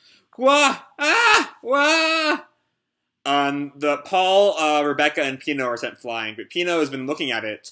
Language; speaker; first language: English; native; English